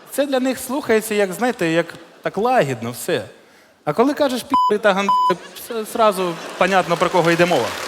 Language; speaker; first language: Ukrainian; non-native, local second language; Russian